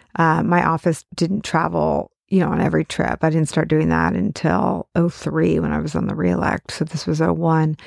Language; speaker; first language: English; native; English